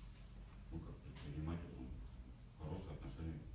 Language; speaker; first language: Russian; native; Russian